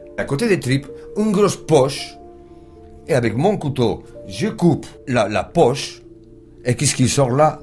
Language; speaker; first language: French; non-native, fluent; Spanish